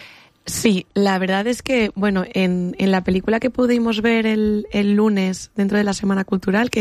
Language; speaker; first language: Spanish; native; Spanish